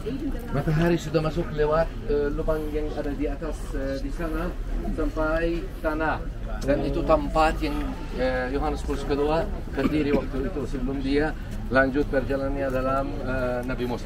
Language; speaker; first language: Indonesian; non-native, learner; Arabic